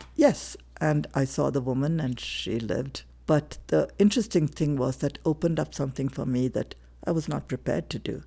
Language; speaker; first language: English; non-native, local second language; Tamil